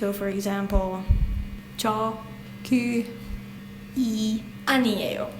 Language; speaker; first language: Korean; non-native, learner; Hungarian